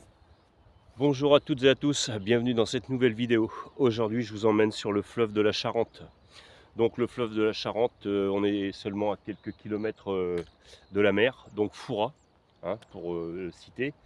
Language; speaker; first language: French; native; French